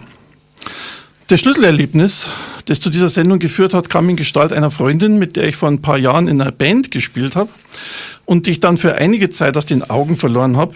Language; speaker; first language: German; native; German